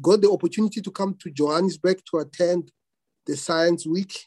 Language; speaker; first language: English; non-native, local second language; Venda